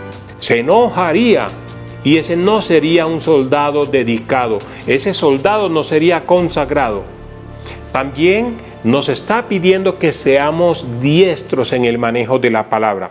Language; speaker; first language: Spanish; native; Spanish